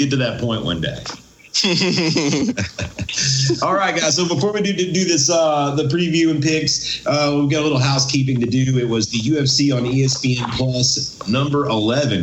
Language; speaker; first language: English; native; English